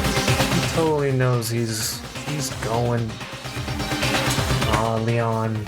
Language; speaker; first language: English; native; English